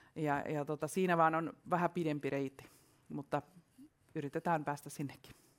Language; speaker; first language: Finnish; non-native, fluent; Russian